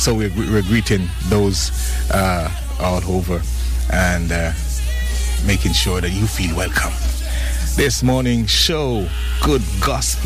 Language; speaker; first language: English; non-native, local second language; Jamaican Creole English